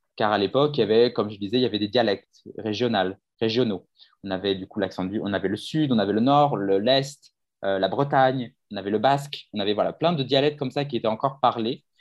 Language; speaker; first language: French; native; French